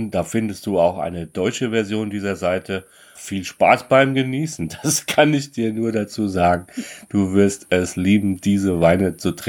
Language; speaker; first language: German; native; German